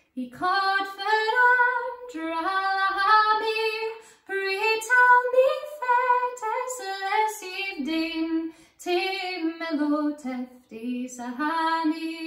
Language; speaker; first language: English; native; English